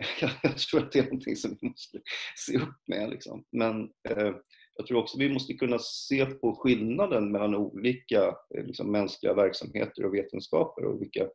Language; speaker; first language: Swedish; native; Swedish